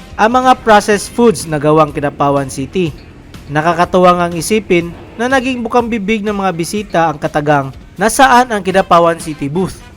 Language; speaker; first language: Filipino; non-native, local second language; Cebuano